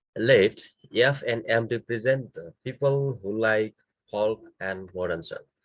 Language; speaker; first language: English; non-native, local second language; Nepali